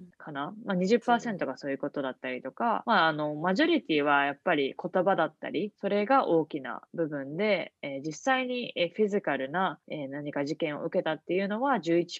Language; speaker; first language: Japanese; native; Japanese